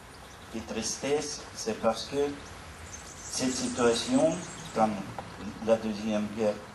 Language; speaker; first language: French; non-native, learner; Russian